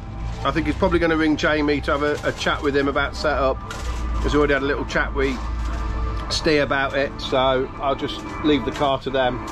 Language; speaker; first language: English; native; English